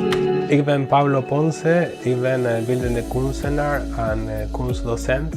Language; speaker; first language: Dutch; non-native, learner; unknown